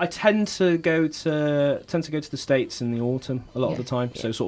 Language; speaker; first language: English; native; English